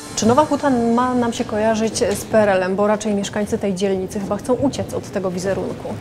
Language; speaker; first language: Polish; native; Polish